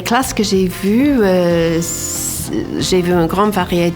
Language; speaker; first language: French; non-native, fluent; English